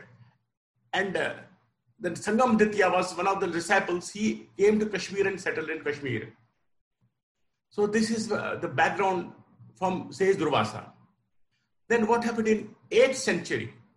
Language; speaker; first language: English; non-native, local second language; Kashmiri